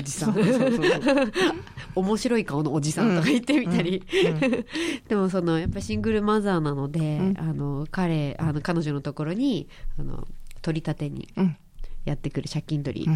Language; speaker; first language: Japanese; native; Japanese